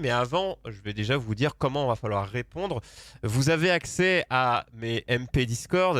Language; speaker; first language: French; native; French